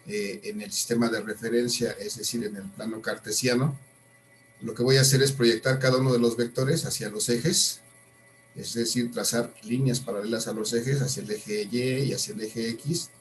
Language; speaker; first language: Spanish; native; Spanish